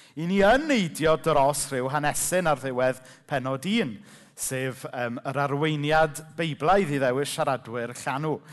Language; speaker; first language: Welsh; native; Welsh